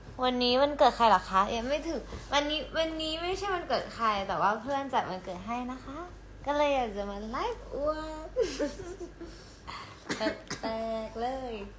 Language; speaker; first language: Chinese; non-native, learner; Thai